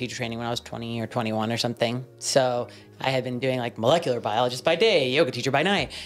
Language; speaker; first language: English; native; English